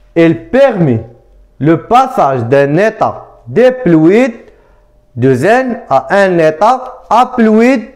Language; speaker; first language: French; non-native, local second language; Arabic